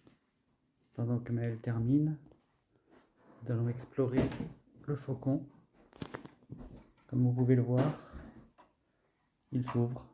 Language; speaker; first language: French; native; French